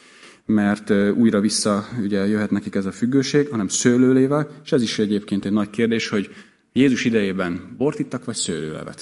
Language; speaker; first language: Hungarian; native; Hungarian